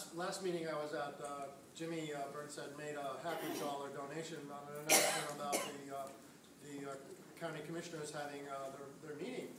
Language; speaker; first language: English; native; English